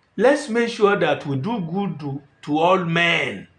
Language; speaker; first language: English; non-native, local second language; Yoruba